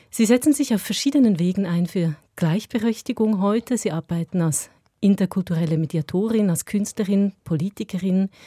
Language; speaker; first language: German; native; German